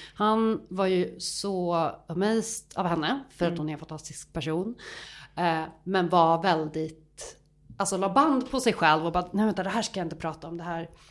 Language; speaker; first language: Swedish; native; Swedish